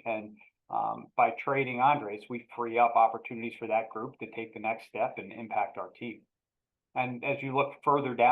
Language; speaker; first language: English; native; English